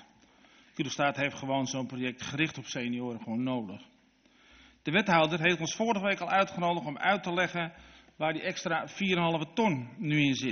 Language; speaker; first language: Dutch; native; Dutch